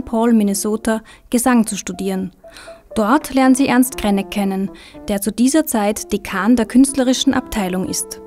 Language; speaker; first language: German; native; German